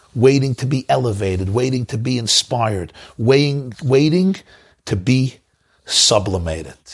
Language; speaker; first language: English; native; English